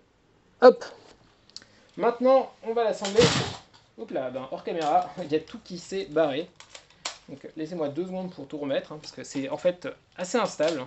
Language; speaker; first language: French; native; French